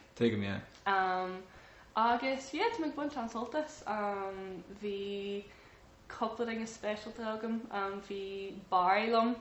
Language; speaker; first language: Irish; non-native, local second language; English